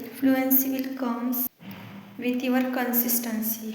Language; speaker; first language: English; non-native, learner; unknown